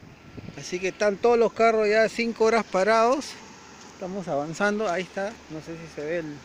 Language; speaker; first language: Spanish; native; Spanish